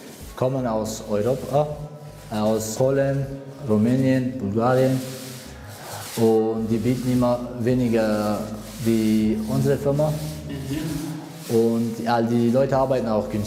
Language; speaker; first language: German; non-native, fluent; Turkish